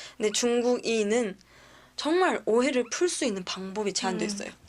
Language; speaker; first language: Korean; native; Korean